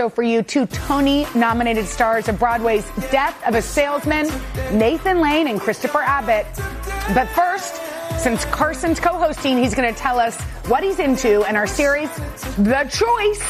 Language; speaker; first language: English; native; English